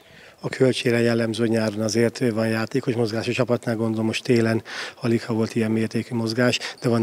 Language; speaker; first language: Hungarian; native; Hungarian